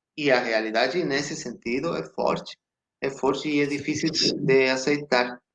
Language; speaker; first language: Portuguese; non-native, fluent; Spanish